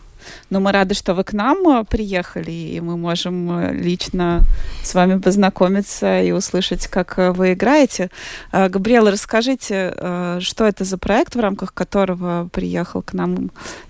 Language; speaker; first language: Russian; native; Russian